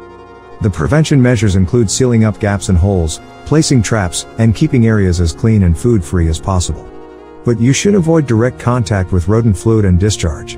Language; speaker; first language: English; non-native, fluent; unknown